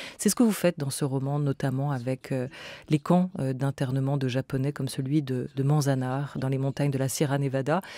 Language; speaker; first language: French; native; French